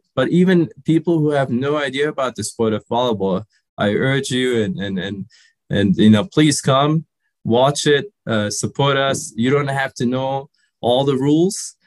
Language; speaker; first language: English; early bilingual, other home language; Sinhala